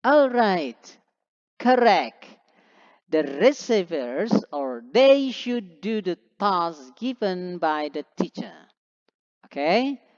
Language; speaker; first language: English; non-native, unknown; Indonesian